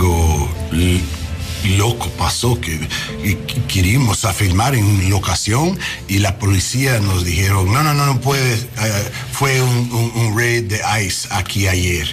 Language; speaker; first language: Spanish; non-native, learner; English